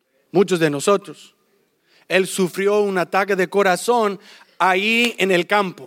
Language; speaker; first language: Spanish; early bilingual, heritage; English